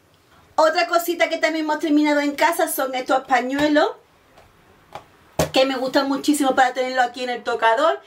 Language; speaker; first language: Spanish; native; Spanish